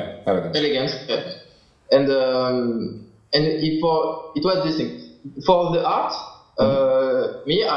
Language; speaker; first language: English; non-native, learner; French